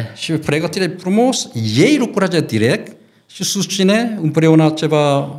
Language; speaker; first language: Romanian; non-native, learner; Korean